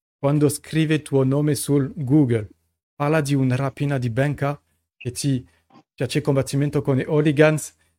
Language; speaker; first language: Italian; non-native, learner; French